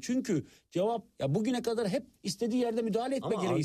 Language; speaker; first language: Turkish; native; Turkish